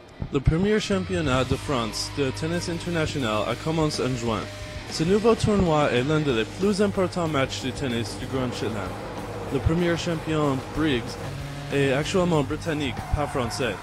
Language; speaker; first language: French; non-native, learner; English